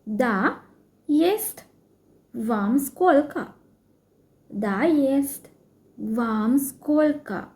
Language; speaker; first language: Russian; non-native, fluent; Sinhala